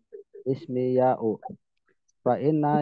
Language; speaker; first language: Arabic; non-native, learner; Indonesian